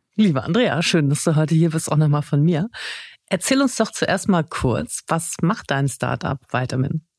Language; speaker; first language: German; native; German